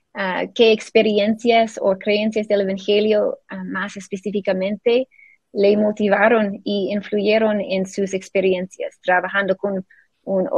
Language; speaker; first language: Spanish; non-native, fluent; English